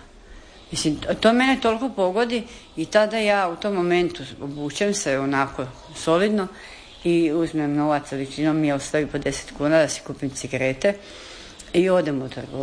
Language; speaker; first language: Serbian; native; Serbian